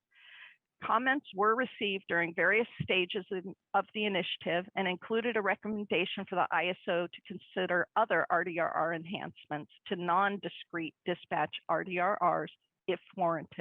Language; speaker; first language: English; native; English